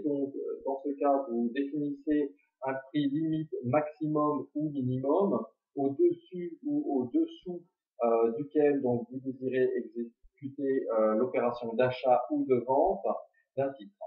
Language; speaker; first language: French; native; French